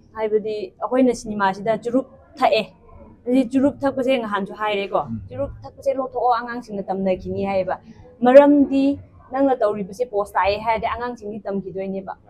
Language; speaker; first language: Manipuri; non-native, local second language; Tangkhul Naga (India)